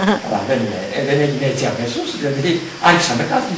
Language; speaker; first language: Greek; native; Greek